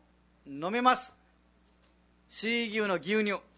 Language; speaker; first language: Japanese; non-native, fluent; Nepali